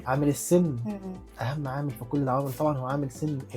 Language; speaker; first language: Arabic; native; Arabic